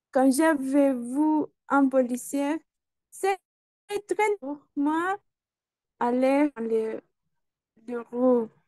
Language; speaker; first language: French; non-native, learner; Spanish